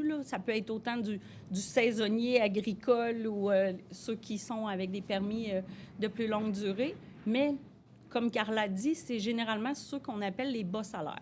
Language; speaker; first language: French; native; French